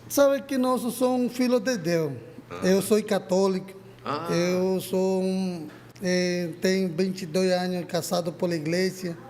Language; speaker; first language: Portuguese; non-native, learner; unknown